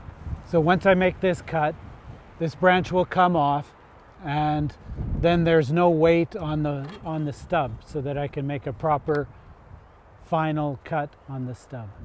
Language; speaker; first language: English; native; English